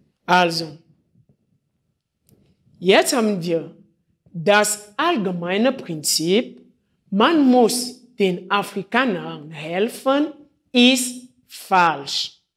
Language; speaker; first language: German; non-native, fluent; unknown